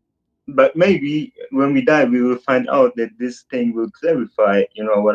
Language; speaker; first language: English; non-native, fluent; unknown